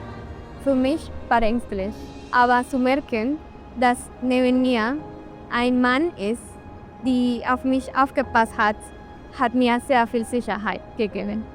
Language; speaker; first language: German; non-native, fluent; Spanish